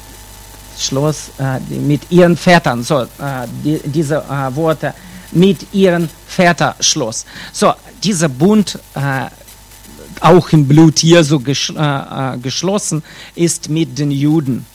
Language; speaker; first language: German; non-native, fluent; Russian